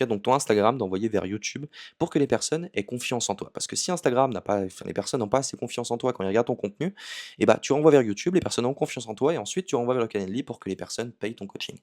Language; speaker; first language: French; native; French